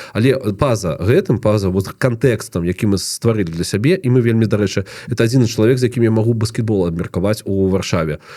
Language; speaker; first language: Belarusian; non-native, local second language; Russian